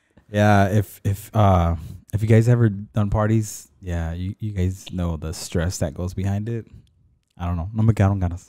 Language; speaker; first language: English; early bilingual, other home language; Spanish